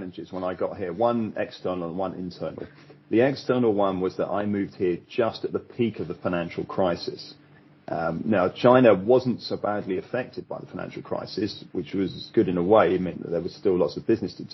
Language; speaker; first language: English; native; English